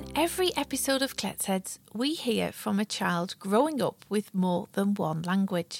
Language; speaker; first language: English; native; English